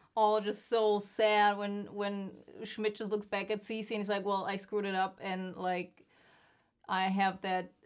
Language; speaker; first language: English; non-native, fluent; German